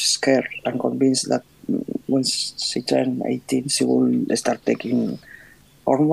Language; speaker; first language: English; non-native, fluent; Spanish